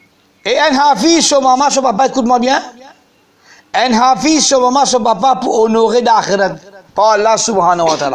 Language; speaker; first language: French; non-native, learner; Morisyen